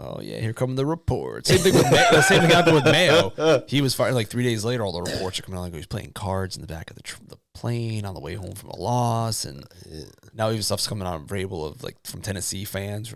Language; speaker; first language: English; native; English